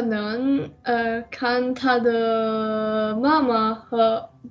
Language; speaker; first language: Chinese; non-native, learner; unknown